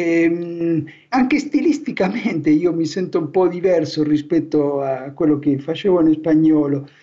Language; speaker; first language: Italian; non-native, fluent; Spanish